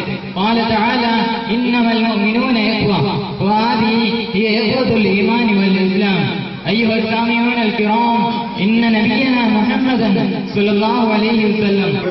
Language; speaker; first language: Arabic; non-native, learner; Malayalam